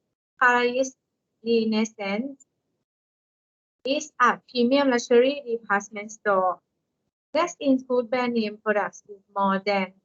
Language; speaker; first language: English; non-native, learner; Thai